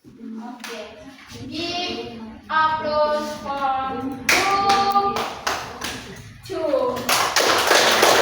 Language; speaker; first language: English; non-native, learner; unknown